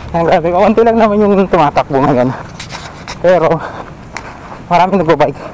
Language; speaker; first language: Filipino; native; Filipino